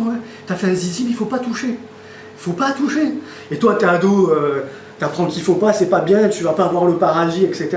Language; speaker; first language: French; native; French